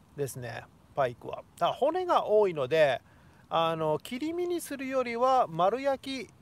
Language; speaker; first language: Japanese; native; Japanese